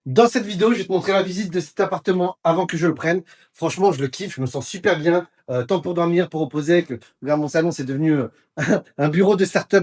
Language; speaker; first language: French; native; French